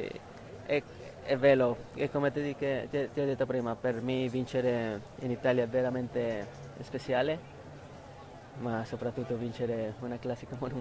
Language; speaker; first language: Italian; non-native, fluent; Spanish